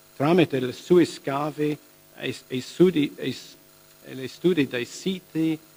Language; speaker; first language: Italian; non-native, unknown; English